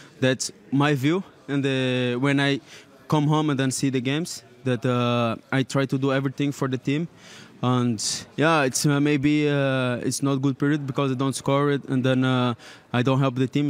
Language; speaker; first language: English; non-native, learner; Portuguese